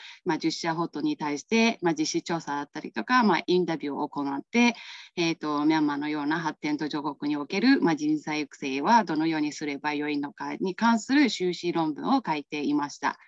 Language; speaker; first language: Japanese; non-native, fluent; Burmese